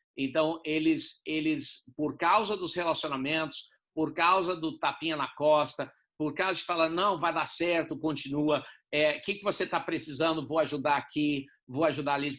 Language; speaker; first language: Portuguese; non-native, fluent; English